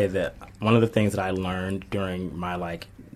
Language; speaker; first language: English; native; English